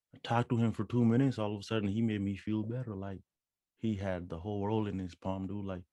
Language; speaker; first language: English; non-native, local second language; Punjabi